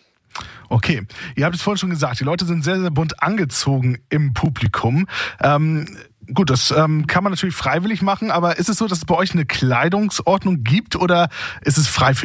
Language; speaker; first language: German; native; German